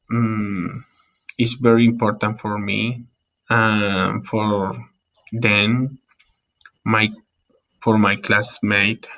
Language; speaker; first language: English; non-native, learner; Spanish